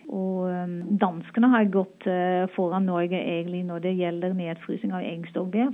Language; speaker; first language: Norwegian; non-native, fluent; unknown